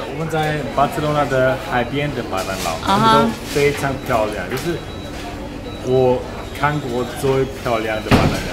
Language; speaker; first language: Chinese; non-native, learner; German